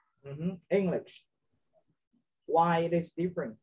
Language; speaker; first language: English; non-native, fluent; Vietnamese